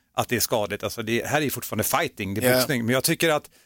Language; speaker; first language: Swedish; native; Swedish